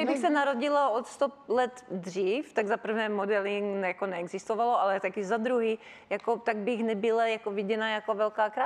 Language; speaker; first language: Czech; early bilingual, heritage; Czech